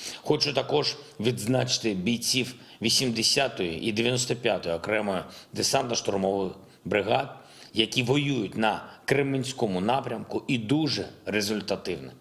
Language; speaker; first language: Ukrainian; non-native, local second language; Russian